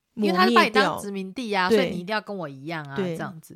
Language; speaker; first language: Chinese; native; Chinese